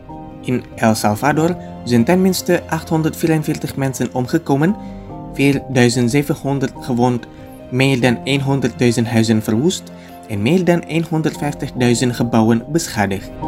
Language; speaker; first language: Dutch; non-native, fluent; Indonesian